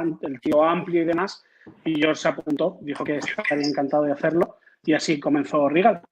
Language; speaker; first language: Spanish; native; Spanish